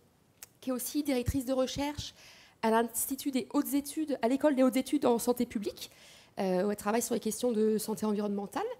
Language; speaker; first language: French; native; French